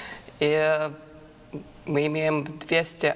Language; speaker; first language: Russian; non-native, learner; Lithuanian